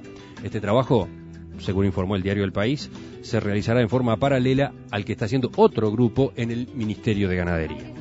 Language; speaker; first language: Spanish; native; Spanish